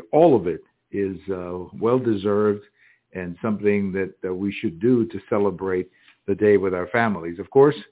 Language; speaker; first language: English; early bilingual, other home language; Spanish